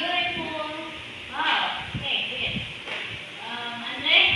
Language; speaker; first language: English; non-native, learner; Indonesian